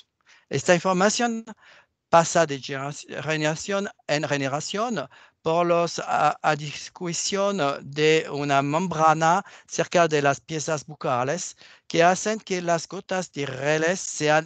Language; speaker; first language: Spanish; non-native, learner; French